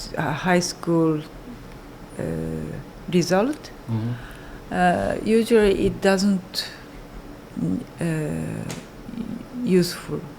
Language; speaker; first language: English; non-native, learner; Japanese